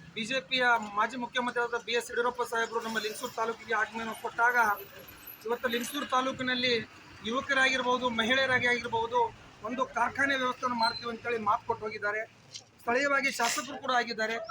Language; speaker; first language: Kannada; non-native, local second language; Lambadi